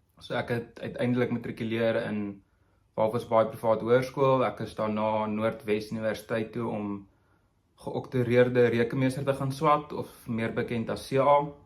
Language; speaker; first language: Afrikaans; native; Afrikaans